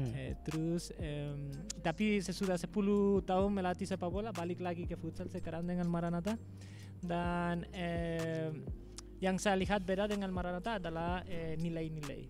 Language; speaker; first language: Indonesian; non-native, fluent; Spanish